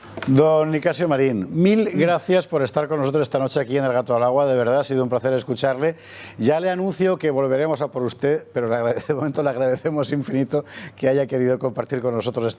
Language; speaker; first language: Spanish; native; Spanish